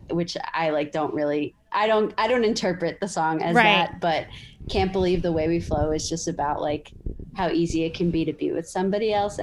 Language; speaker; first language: English; native; English